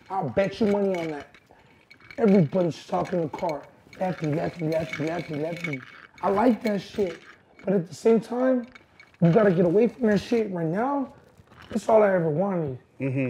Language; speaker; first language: English; native; English